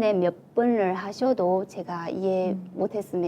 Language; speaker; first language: Korean; non-native, fluent; Chinese